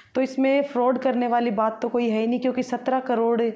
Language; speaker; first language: Hindi; native; Hindi